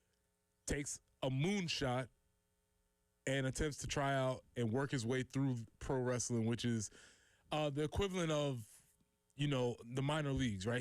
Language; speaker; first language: English; native; English